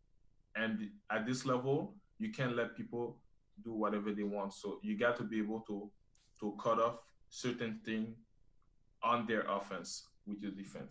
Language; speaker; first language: English; non-native, fluent; French